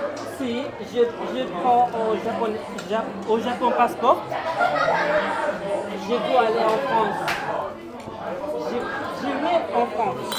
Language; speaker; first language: French; non-native, learner; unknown